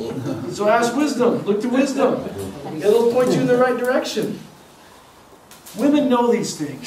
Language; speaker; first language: English; native; English